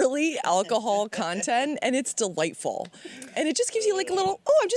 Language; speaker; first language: English; native; English